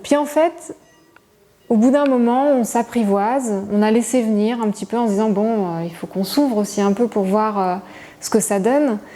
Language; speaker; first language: French; native; French